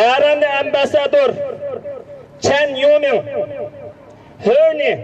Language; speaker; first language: Swedish; non-native, learner; Uyghur